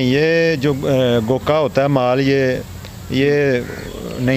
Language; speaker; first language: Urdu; non-native, local second language; Punjabi